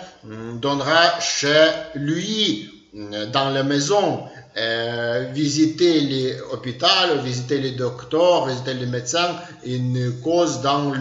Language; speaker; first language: French; non-native, learner; Ukrainian